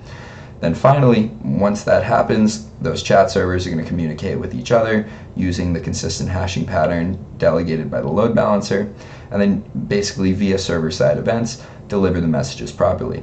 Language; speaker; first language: English; native; English